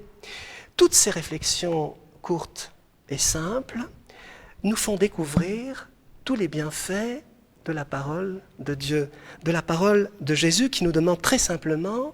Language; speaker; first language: French; non-native, local second language; Arabic